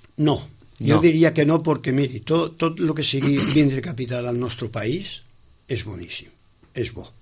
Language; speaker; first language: Catalan; non-native, local second language; Spanish